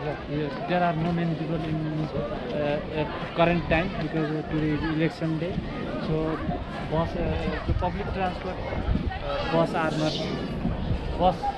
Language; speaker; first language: English; non-native, learner; Nepali